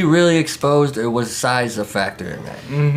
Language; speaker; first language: English; native; English